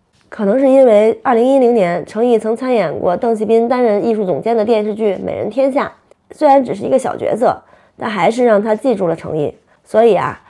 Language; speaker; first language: Chinese; native; Chinese